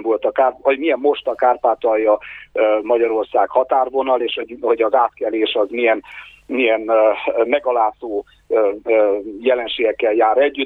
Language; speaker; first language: Hungarian; native; Hungarian